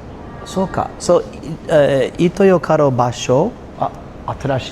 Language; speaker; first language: Japanese; non-native, learner; English